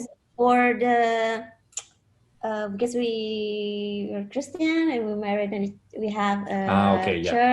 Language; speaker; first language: English; non-native, fluent; Indonesian